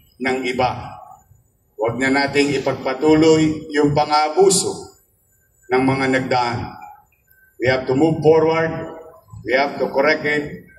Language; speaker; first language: Filipino; native; Filipino